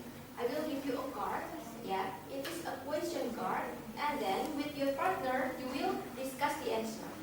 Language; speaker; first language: English; non-native, fluent; Indonesian